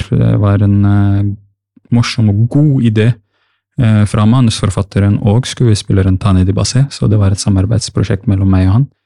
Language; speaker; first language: Norwegian; early bilingual, other home language; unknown